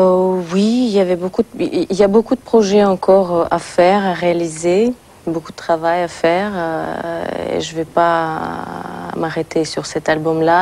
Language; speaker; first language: French; non-native, fluent; Russian